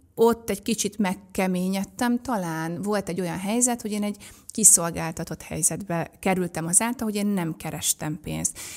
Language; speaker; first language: Hungarian; native; Hungarian